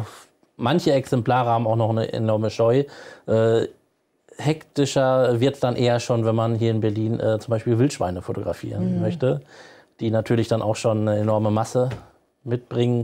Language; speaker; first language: German; native; German